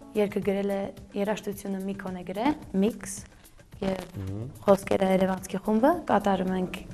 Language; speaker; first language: Armenian; early bilingual, heritage; Armenian